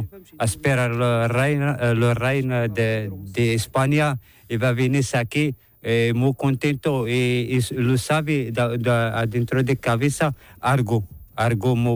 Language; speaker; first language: Spanish; non-native, learner; Arabic